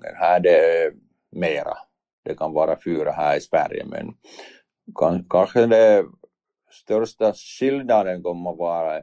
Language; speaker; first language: Swedish; non-native, learner; Finnish